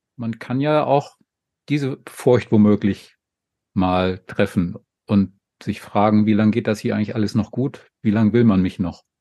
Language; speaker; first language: German; native; German